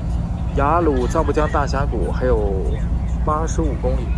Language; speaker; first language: Chinese; native; Chinese